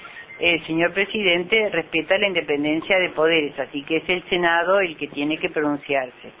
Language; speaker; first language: Spanish; native; Spanish